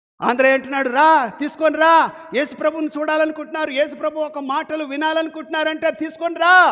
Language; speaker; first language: Telugu; non-native, local second language; Lambadi